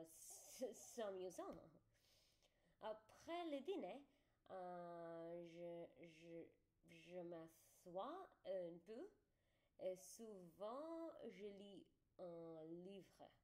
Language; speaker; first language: French; non-native, learner; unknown